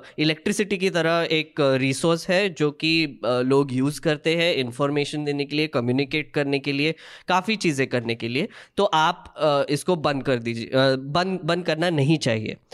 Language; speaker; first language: Hindi; non-native, local second language; Marathi